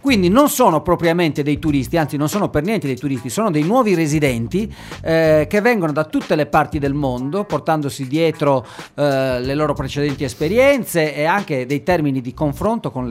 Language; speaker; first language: Italian; native; Italian